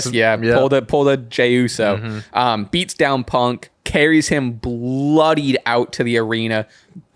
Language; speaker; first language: English; native; English